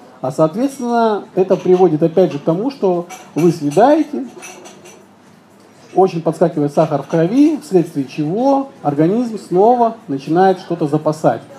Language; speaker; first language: Russian; native; Russian